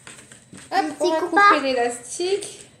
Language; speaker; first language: French; native; French